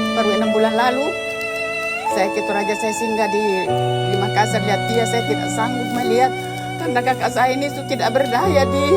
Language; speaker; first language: Indonesian; non-native, local second language; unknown